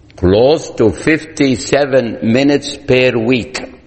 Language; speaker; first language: English; non-native, fluent; Arabic